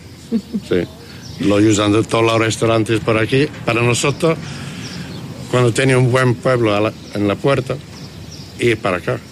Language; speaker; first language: Spanish; non-native, learner; English